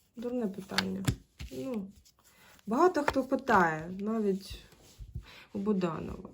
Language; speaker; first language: Ukrainian; native; Ukrainian